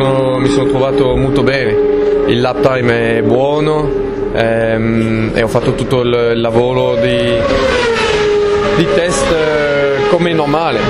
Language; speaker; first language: Italian; non-native, fluent; French